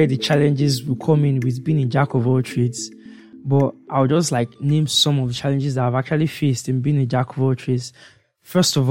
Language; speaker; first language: English; non-native, local second language; Yoruba